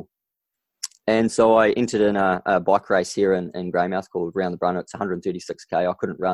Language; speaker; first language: English; native; English